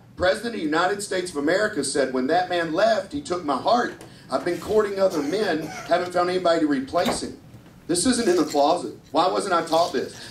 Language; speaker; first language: English; native; English